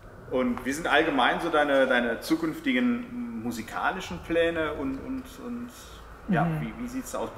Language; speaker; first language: German; native; German